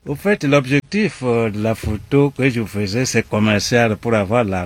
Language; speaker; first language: French; non-native, local second language; Igbo